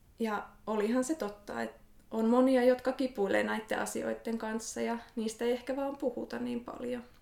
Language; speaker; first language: Finnish; native; Finnish